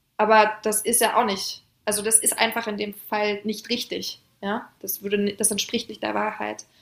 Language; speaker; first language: German; early bilingual, other home language; French